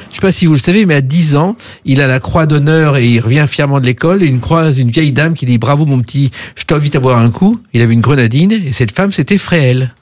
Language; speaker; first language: French; native; French